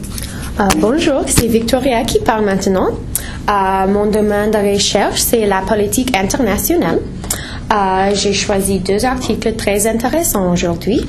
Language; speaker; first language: French; non-native, fluent; English